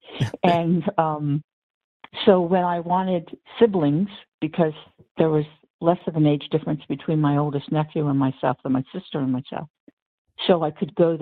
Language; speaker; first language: English; native; English